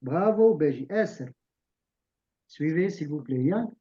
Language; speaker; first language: French; non-native, local second language; Arabic